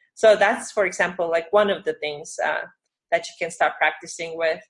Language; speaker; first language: English; non-native, fluent; Estonian